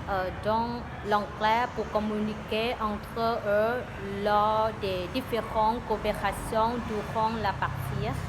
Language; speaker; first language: French; non-native, learner; Vietnamese